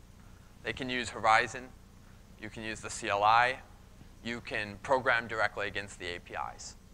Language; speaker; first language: English; native; English